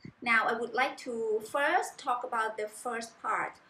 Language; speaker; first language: English; non-native, fluent; Thai